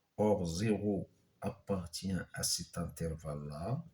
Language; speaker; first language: French; non-native, local second language; Arabic